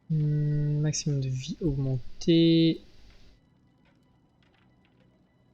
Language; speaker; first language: French; native; French